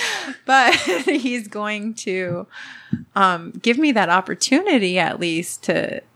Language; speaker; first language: English; early bilingual, other home language; Spanish